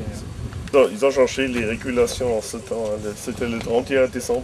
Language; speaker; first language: French; non-native, fluent; German